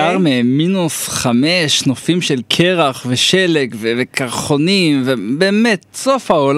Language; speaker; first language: Hebrew; native; Hebrew